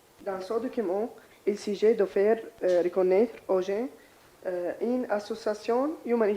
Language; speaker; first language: French; non-native, learner; Arabic